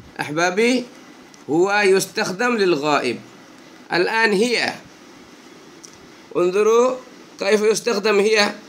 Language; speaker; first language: Arabic; non-native, fluent; Bangla